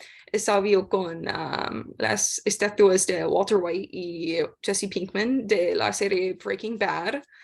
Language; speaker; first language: Spanish; non-native, learner; English